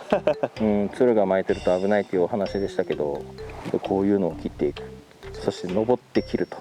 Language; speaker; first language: Japanese; native; Japanese